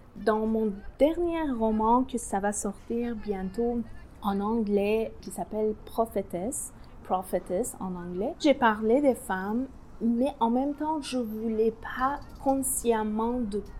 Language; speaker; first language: French; non-native, fluent; Persian